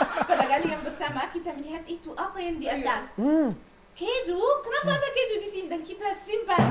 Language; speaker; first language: Indonesian; non-native, learner; Arabic